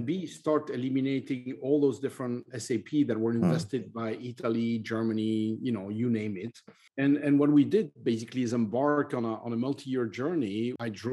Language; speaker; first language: English; non-native, fluent; French